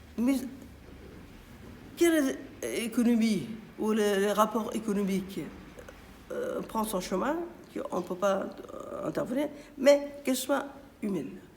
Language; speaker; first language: French; non-native, fluent; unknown